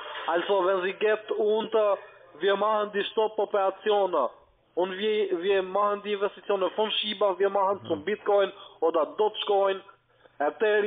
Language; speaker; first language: German; non-native, learner; Italian